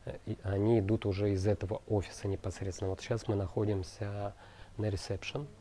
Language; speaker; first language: Russian; native; Russian